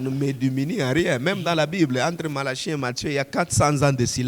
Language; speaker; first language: French; non-native, local second language; Swahili